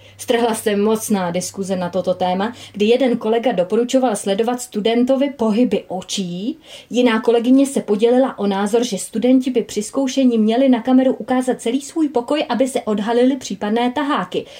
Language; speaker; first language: Czech; native; Czech